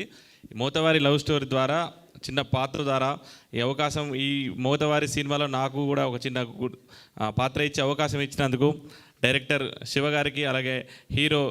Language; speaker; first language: Telugu; native; Telugu